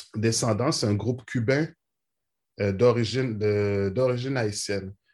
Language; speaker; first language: French; native; French